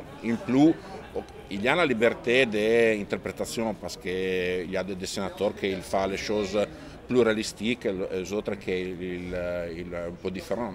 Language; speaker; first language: French; non-native, fluent; Italian